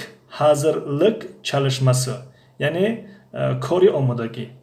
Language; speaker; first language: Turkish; non-native, fluent; Tajik